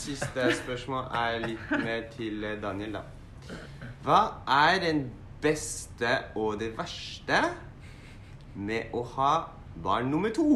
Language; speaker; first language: Norwegian; non-native, fluent; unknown